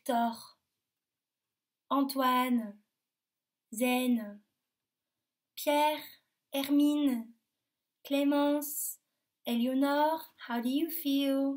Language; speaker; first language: French; native; French